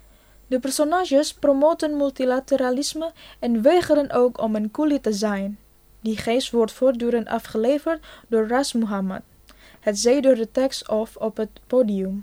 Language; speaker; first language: Dutch; non-native, fluent; Indonesian